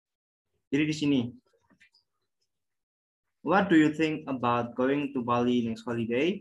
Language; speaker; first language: English; non-native, learner; Indonesian